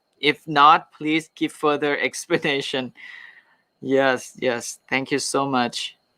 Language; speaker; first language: English; non-native, fluent; Thai